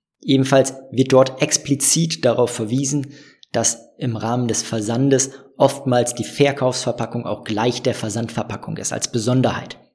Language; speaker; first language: German; native; German